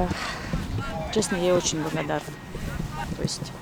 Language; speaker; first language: Russian; native; Russian